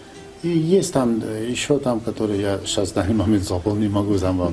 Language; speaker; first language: Russian; non-native, fluent; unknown